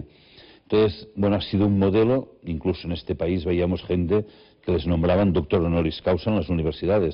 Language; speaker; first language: Spanish; native; Spanish